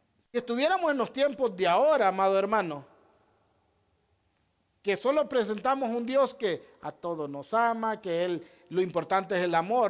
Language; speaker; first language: Spanish; native; Spanish